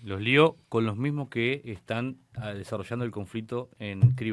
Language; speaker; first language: Spanish; native; Spanish